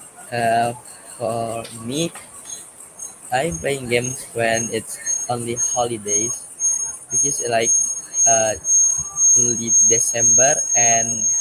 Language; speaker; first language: English; non-native, learner; Indonesian